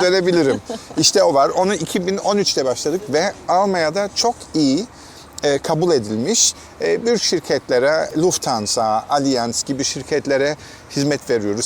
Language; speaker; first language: Turkish; non-native, fluent; German